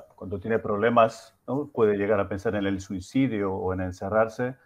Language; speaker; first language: Spanish; native; Spanish